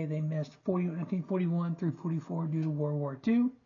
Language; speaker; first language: English; native; English